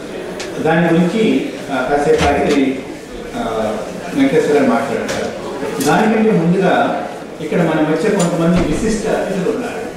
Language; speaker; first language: Telugu; native; Telugu